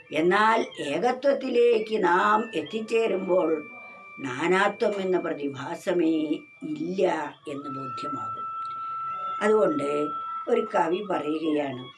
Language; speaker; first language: Malayalam; native; Malayalam